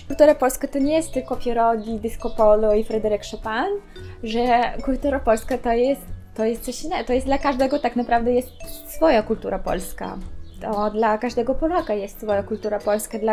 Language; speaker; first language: Polish; non-native, fluent; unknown